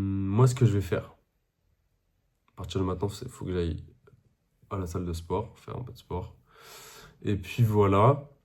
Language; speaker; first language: French; native; French